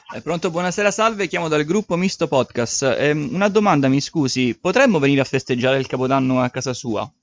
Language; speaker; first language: Italian; native; Italian